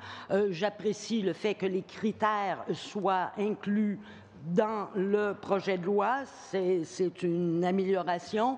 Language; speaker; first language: French; native; French